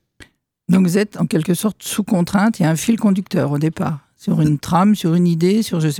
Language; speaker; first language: French; native; French